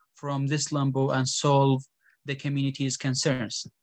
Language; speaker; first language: English; non-native, fluent; Arabic